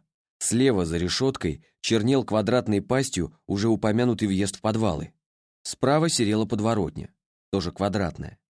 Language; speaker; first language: Russian; native; Russian